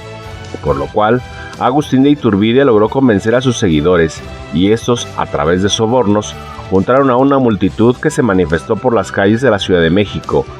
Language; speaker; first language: Spanish; native; Spanish